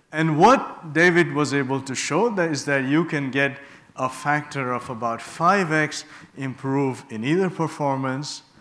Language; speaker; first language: English; non-native, local second language; Bangla